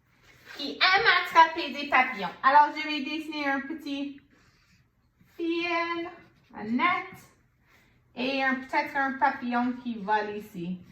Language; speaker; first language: French; non-native, fluent; English